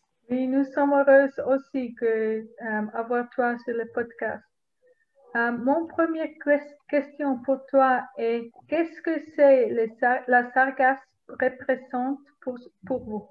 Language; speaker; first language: French; non-native, learner; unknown